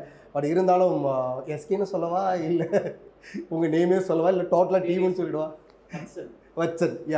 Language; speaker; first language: Tamil; native; Tamil